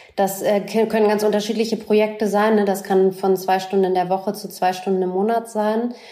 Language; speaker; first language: German; native; German